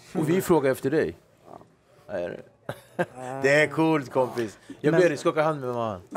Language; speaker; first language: Swedish; native; Swedish